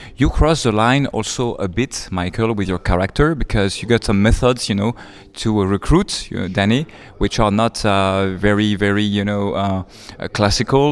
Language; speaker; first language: English; non-native, fluent; French